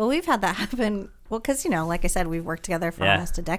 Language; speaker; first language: English; native; English